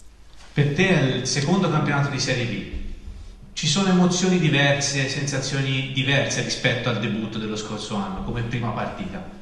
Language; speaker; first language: Italian; native; Italian